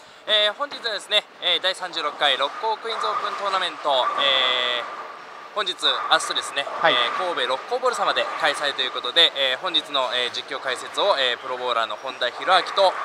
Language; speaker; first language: Japanese; native; Japanese